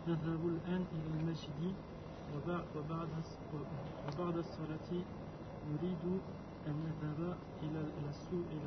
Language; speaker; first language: Arabic; non-native, learner; French